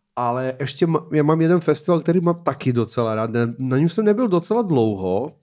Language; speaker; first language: Czech; non-native, fluent; Serbian